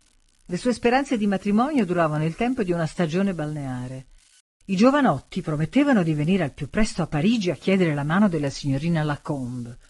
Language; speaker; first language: Italian; native; Italian